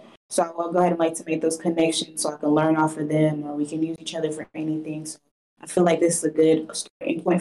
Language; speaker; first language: English; native; English